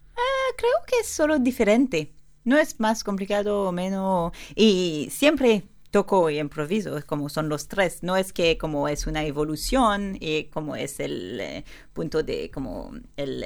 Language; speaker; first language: Spanish; non-native, learner; French